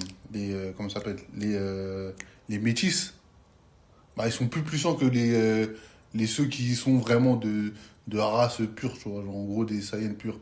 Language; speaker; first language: French; native; French